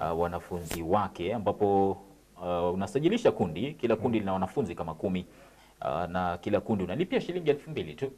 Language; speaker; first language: Swahili; native; Swahili